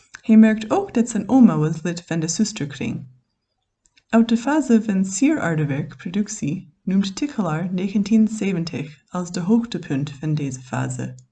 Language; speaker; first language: Dutch; non-native, fluent; English